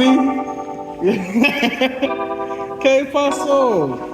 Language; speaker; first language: Spanish; non-native, learner; English